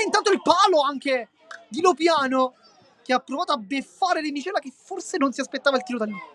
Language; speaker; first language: Italian; native; Italian